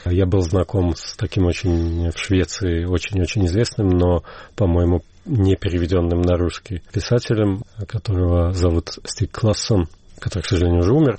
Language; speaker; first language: Russian; native; Russian